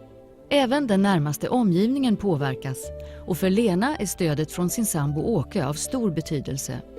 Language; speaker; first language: Swedish; native; Swedish